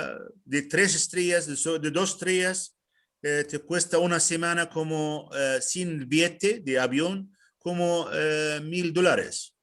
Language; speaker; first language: Spanish; non-native, fluent; Arabic